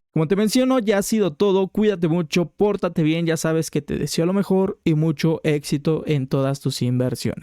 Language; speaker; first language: Spanish; native; Spanish